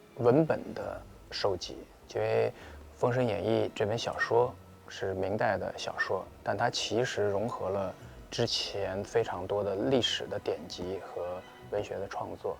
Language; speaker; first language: Chinese; native; Chinese